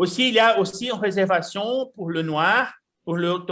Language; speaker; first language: French; non-native, fluent; Portuguese